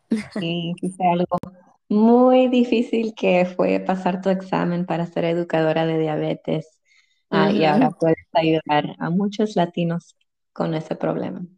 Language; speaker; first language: Spanish; early bilingual, heritage; Spanish